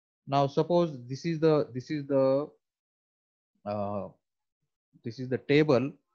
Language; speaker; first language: English; non-native, local second language; Marathi